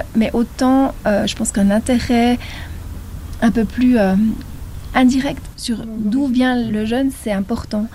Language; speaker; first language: French; native; French